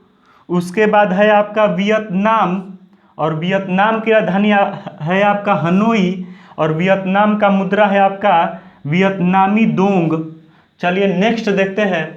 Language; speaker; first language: Hindi; native; Hindi